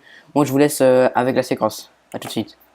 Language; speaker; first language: French; native; French